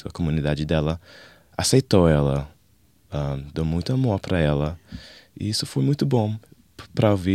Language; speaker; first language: Portuguese; non-native, learner; English